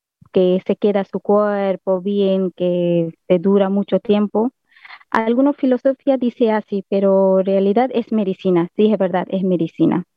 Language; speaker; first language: Spanish; non-native, learner; Hindi